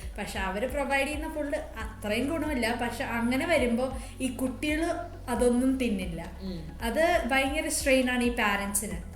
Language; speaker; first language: Malayalam; early bilingual, heritage; Malayalam